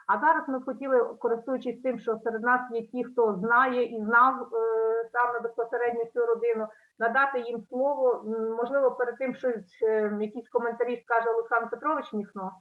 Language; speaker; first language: Ukrainian; native; Ukrainian